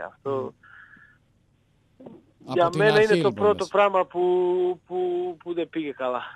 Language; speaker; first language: Greek; non-native, fluent; Serbian